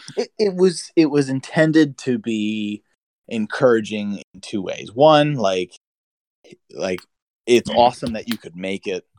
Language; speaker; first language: English; native; English